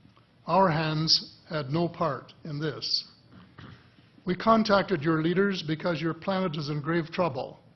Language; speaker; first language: English; native; English